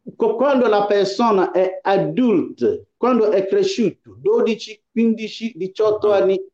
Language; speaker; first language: Italian; non-native, fluent; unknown